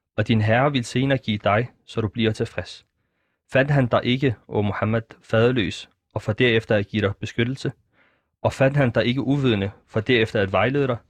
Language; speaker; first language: Danish; early bilingual, other home language; Arabic